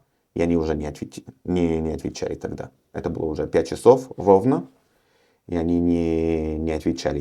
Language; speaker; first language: Russian; early bilingual, heritage; Russian